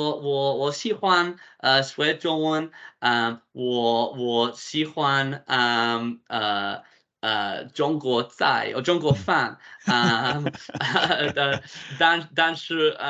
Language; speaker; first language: Chinese; non-native, learner; English